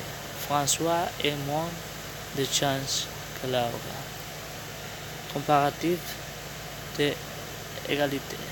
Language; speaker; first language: French; non-native, learner; Spanish